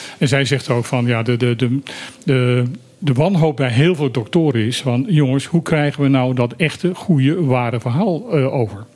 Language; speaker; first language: Dutch; native; Dutch